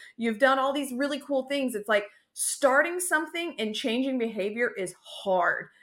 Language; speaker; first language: English; native; English